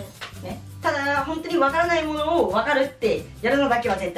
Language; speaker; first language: Japanese; native; Japanese